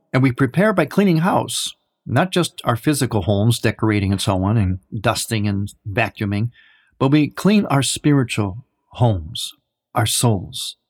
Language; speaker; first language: English; native; English